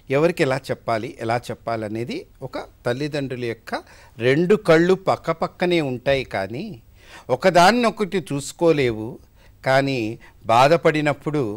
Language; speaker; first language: Telugu; native; Telugu